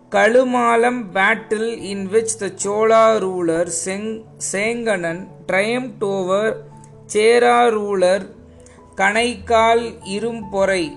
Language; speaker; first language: English; non-native, local second language; Tamil